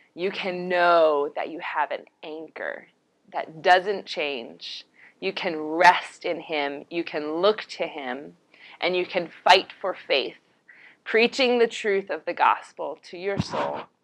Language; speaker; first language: English; native; English